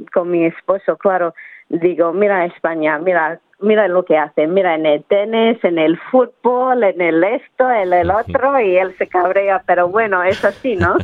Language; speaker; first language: Spanish; early bilingual, heritage; Spanish